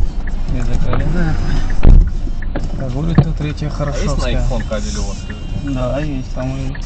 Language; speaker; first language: Russian; non-native, local second language; Kyrgyz